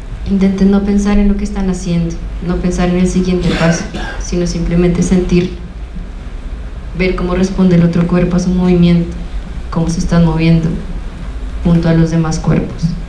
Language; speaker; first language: Spanish; native; Spanish